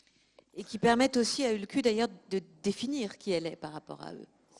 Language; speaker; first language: French; native; French